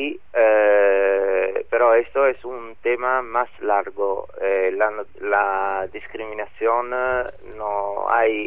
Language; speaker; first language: Spanish; non-native, learner; Italian